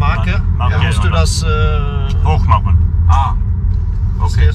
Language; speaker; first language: German; non-native, learner; Swedish